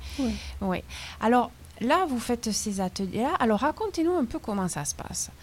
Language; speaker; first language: French; native; French